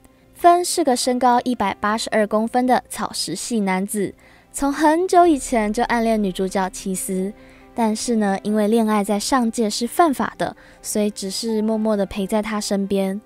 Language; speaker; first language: Chinese; native; Chinese